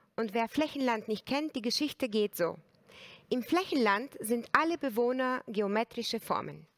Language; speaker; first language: German; non-native, fluent; Bulgarian